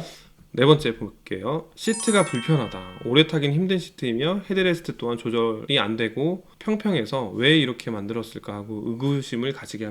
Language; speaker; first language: Korean; native; Korean